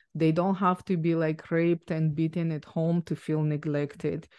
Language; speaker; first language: English; non-native, fluent; Ukrainian